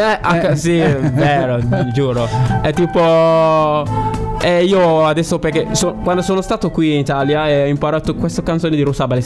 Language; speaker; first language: Italian; non-native, learner; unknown